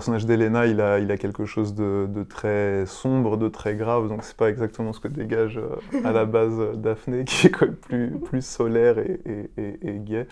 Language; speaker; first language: French; native; French